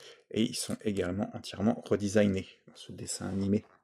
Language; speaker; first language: French; native; French